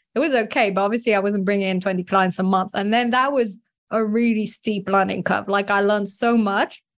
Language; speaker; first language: English; non-native, fluent; French